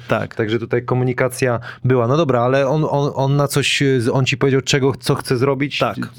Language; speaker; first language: Polish; native; Polish